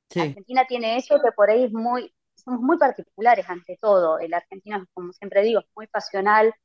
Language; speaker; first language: Spanish; native; Spanish